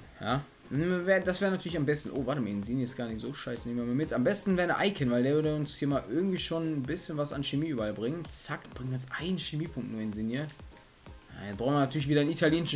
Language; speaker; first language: German; native; German